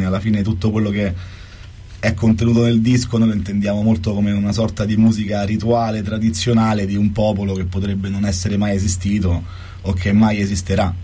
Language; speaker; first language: Italian; native; Italian